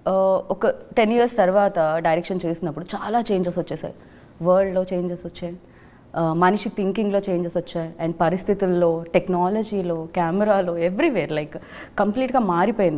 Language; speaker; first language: Telugu; native; Telugu